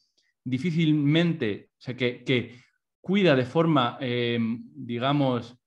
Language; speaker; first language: Spanish; native; Spanish